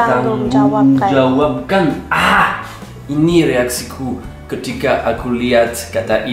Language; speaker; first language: Indonesian; non-native, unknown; French